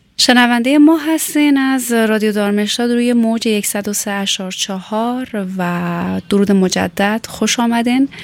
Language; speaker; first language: Persian; native; Persian